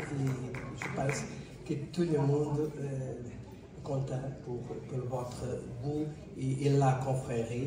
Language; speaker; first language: French; non-native, learner; Portuguese